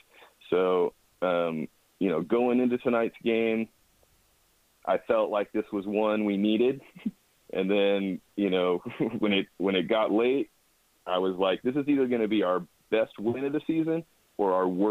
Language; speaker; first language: English; native; English